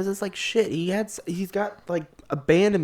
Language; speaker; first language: English; native; English